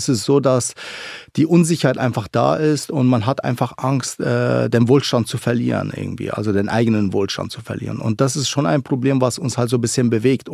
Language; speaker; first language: German; early bilingual, other home language; Arabic